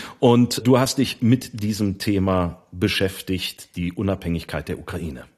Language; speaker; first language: German; native; German